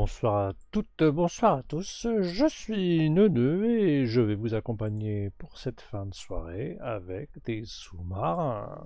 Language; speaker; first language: French; native; French